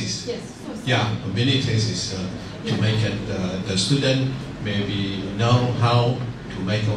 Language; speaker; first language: English; non-native, local second language; Vietnamese